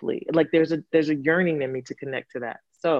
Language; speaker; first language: English; native; English